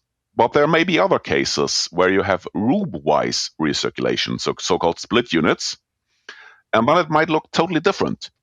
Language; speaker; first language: English; non-native, fluent; German